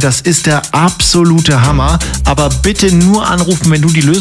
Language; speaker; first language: German; native; German